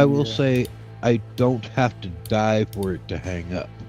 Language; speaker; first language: English; native; English